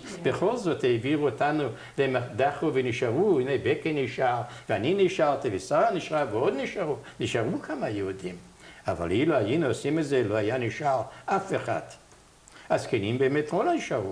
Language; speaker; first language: Hebrew; non-native, fluent; Yiddish